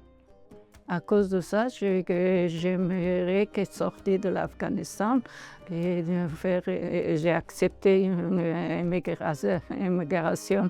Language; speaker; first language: French; non-native, learner; Persian